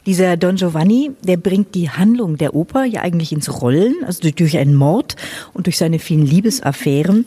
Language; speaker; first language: German; native; German